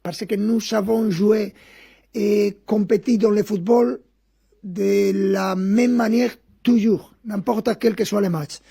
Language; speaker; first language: French; non-native, fluent; Spanish